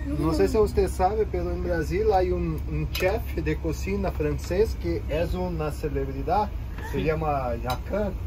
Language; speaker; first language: Spanish; non-native, learner; Portuguese